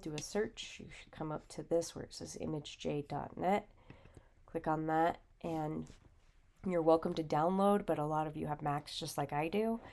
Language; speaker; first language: English; native; English